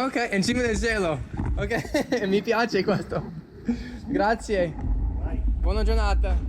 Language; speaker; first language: Italian; non-native, learner; English